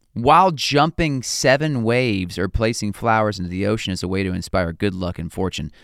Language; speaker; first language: English; native; English